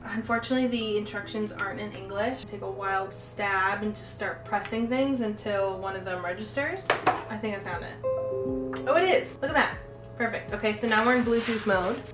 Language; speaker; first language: English; native; English